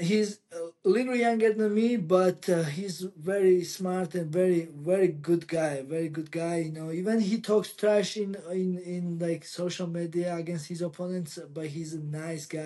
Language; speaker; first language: English; non-native, learner; Georgian